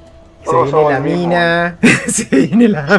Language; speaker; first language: Spanish; native; Spanish